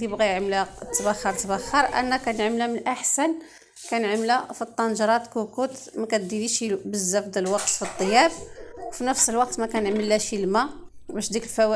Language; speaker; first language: Arabic; native; Arabic